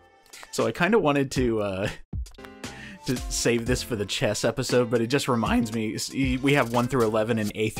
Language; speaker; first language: English; native; English